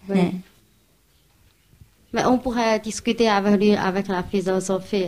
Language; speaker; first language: French; non-native, fluent; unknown